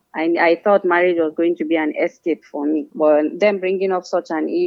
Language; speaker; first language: English; non-native, local second language; Hausa